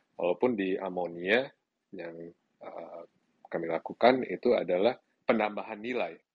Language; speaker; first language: Indonesian; early bilingual, other home language; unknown